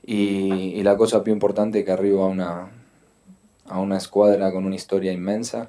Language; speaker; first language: Italian; non-native, fluent; Spanish